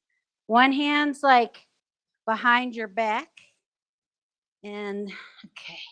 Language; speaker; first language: English; native; English